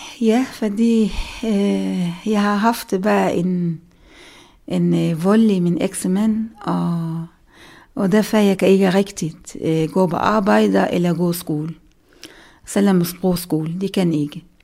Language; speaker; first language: Danish; non-native, learner; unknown